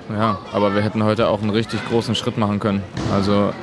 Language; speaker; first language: German; native; German